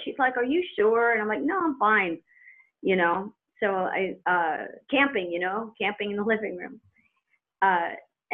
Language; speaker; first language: English; native; English